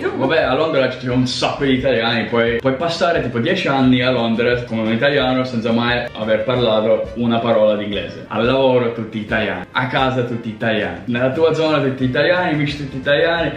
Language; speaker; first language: Italian; non-native, fluent; Russian